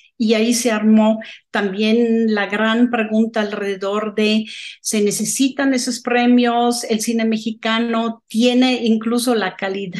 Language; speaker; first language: Spanish; non-native, fluent; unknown